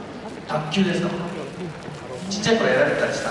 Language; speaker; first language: Japanese; native; Japanese